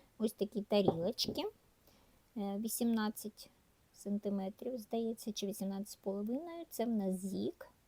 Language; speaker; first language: Ukrainian; native; Ukrainian